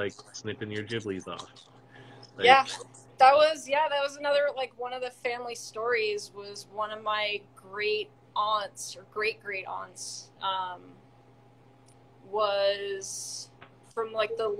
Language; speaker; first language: English; native; English